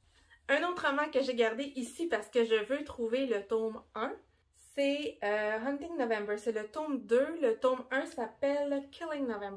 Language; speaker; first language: French; native; French